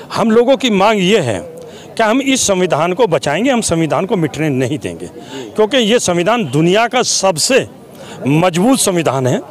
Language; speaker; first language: Hindi; native; Hindi